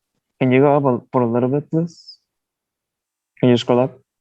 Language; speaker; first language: English; native; English